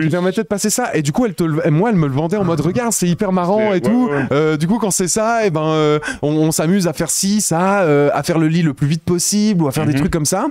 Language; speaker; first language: French; native; French